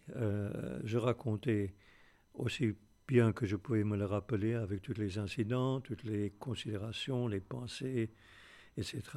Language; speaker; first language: French; non-native, fluent; Afrikaans